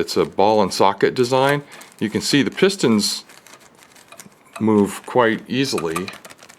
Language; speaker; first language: English; native; English